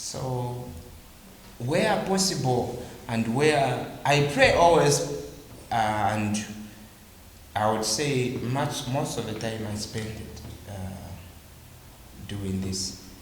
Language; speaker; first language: English; non-native, local second language; Bemba